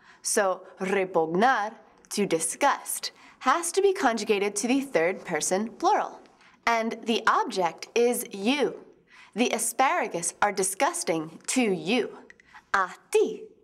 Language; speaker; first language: English; native; English